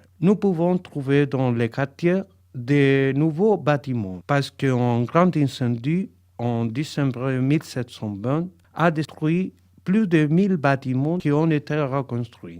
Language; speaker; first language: French; non-native, learner; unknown